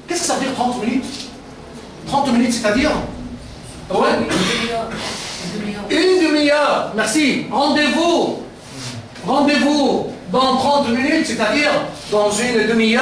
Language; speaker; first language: French; non-native, fluent; Arabic